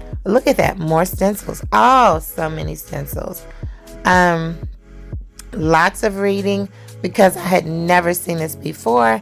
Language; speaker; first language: English; native; English